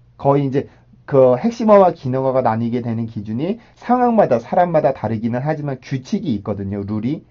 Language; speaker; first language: Korean; native; Korean